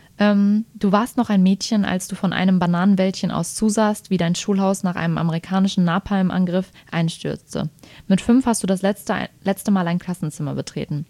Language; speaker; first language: German; native; German